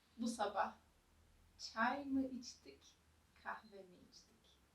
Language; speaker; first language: Turkish; native; Turkish